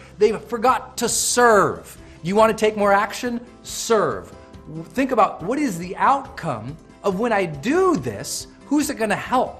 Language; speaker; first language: English; native; English